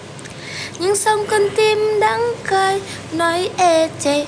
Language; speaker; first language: Vietnamese; non-native, learner; Javanese